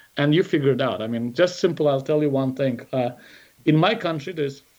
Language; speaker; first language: English; non-native, fluent; Azerbaijani